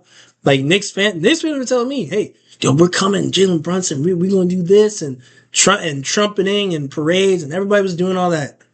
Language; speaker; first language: English; native; English